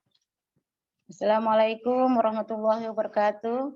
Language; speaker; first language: Indonesian; native; Indonesian